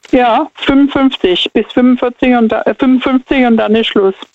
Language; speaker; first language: German; native; German